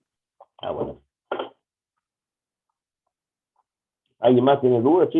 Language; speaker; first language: Spanish; native; Spanish